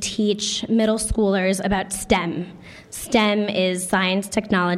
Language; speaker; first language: English; native; English